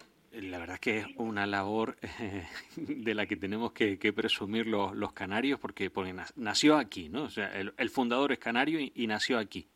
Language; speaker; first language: Spanish; native; Spanish